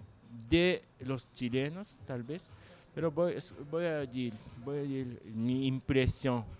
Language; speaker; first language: Spanish; non-native, learner; Japanese